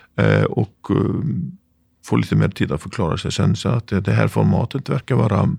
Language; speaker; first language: Swedish; non-native, fluent; Icelandic